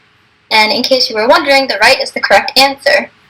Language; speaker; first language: English; native; English